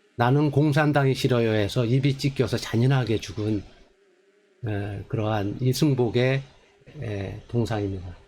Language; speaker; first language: Korean; native; Korean